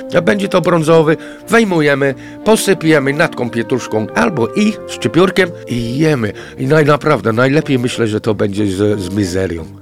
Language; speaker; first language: Polish; non-native, fluent; English